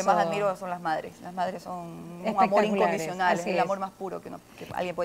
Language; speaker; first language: Spanish; native; Spanish